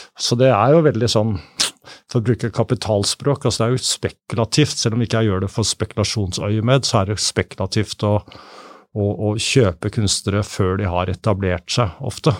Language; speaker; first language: Norwegian; native; Norwegian